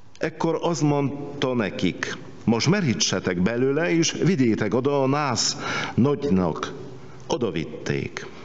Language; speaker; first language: Hungarian; non-native, fluent; Polish